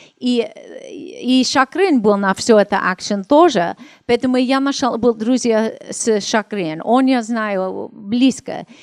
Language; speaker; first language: Russian; non-native, learner; English